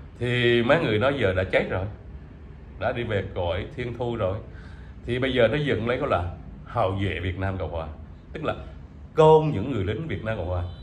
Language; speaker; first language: Vietnamese; native; Vietnamese